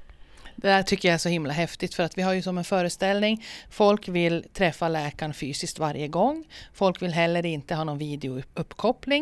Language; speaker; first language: Swedish; native; Swedish